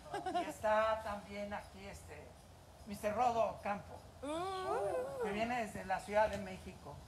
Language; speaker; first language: Spanish; native; Spanish